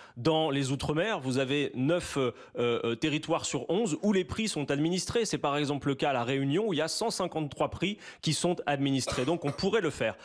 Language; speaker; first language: French; native; French